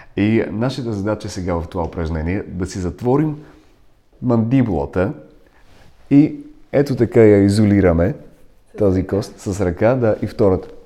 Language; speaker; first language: Bulgarian; non-native, fluent; Russian